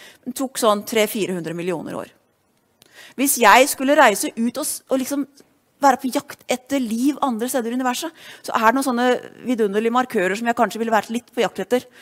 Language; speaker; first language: Norwegian; native; Norwegian